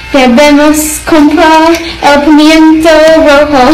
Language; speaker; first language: Spanish; non-native, learner; English